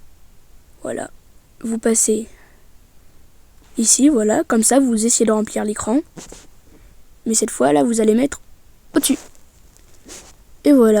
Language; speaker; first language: French; native; French